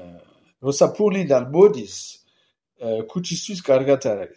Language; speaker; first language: Georgian; non-native, learner; French